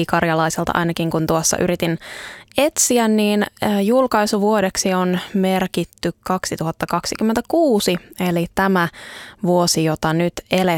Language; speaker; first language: Finnish; native; Finnish